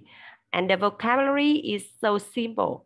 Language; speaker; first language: English; non-native, learner; Vietnamese